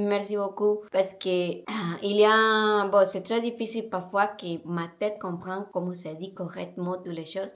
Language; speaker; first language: French; non-native, learner; Spanish